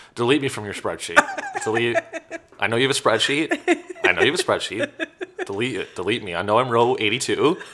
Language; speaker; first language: English; native; English